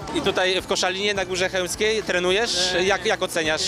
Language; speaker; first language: Polish; native; Polish